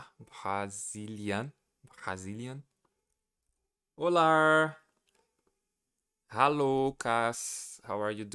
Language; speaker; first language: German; non-native, learner; Portuguese